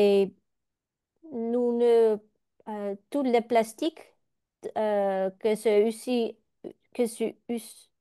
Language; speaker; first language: French; non-native, learner; Dutch